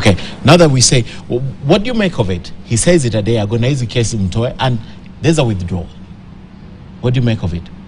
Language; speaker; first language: English; non-native, local second language; Swahili